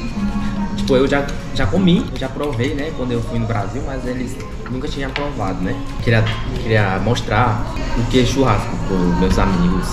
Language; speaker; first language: Portuguese; non-native, fluent; Korean